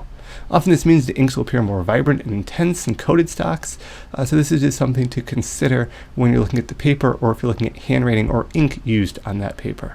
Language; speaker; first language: English; native; English